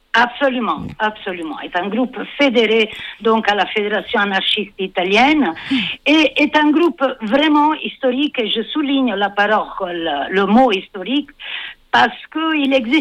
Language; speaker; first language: French; non-native, fluent; Italian